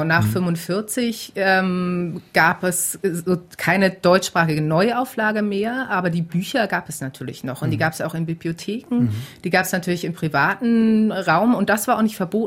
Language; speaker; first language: German; native; German